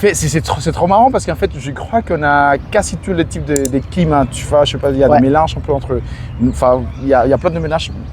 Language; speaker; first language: French; non-native, fluent; Spanish